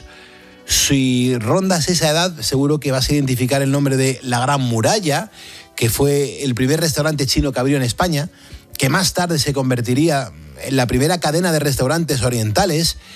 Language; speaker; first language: Spanish; native; Spanish